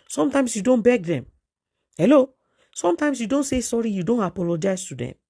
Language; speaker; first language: English; non-native, local second language; Yoruba